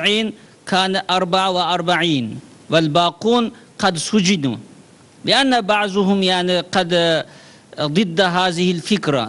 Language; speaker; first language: Arabic; non-native, learner; Uyghur